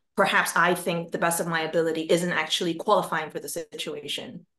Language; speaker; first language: English; non-native, local second language; Cantonese